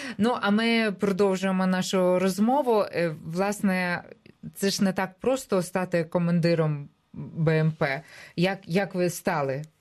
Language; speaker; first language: Ukrainian; native; Ukrainian